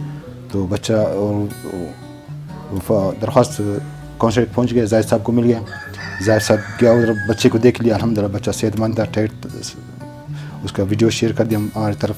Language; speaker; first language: Hindi; non-native, local second language; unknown